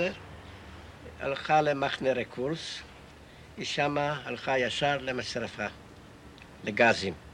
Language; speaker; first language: Hebrew; non-native, learner; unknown